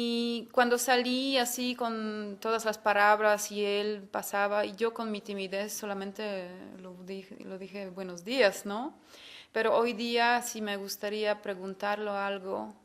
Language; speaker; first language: Spanish; non-native, fluent; Polish